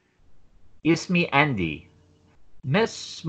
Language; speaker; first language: Arabic; non-native, learner; English